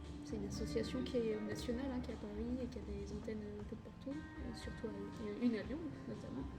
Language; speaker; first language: French; native; French